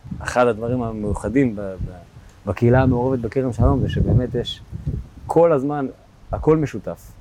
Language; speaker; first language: Hebrew; native; Hebrew